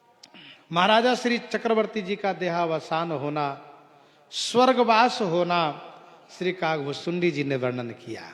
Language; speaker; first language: Hindi; native; Hindi